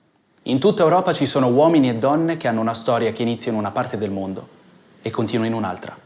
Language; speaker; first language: Italian; native; Italian